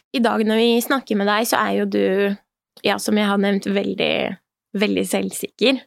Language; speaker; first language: Norwegian; early bilingual, other home language; Persian